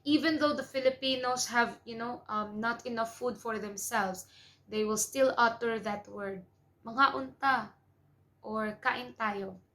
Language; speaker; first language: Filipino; non-native, local second language; Cebuano